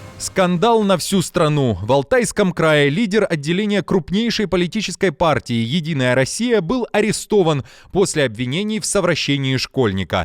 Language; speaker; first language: Russian; native; Russian